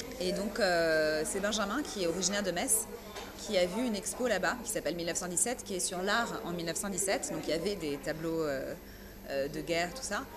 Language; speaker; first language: French; early bilingual, other home language; Persian